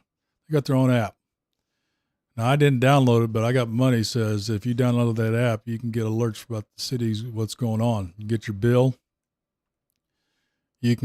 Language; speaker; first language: English; native; English